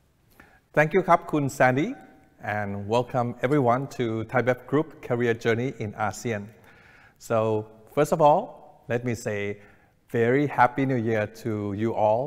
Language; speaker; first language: English; non-native, fluent; Thai